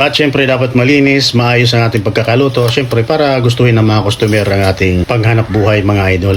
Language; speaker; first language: Filipino; native; Filipino